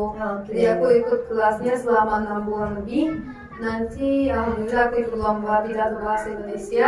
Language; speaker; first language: Indonesian; non-native, fluent; Turkish